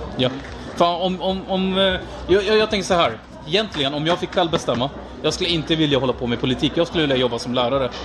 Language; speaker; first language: Swedish; non-native, fluent; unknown